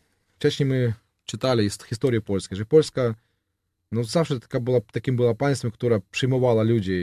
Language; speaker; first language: Polish; non-native, learner; Russian